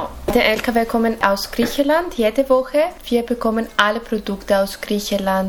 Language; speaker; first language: German; non-native, learner; Greek